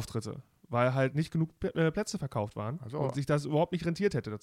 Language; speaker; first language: German; native; German